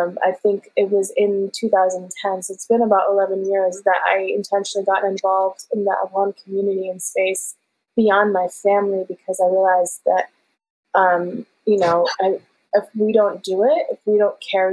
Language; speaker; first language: English; early bilingual, other home language; Persian